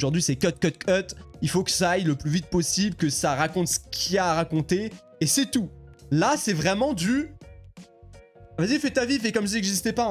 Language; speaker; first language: French; native; French